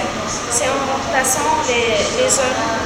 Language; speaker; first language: French; non-native, learner; Arabic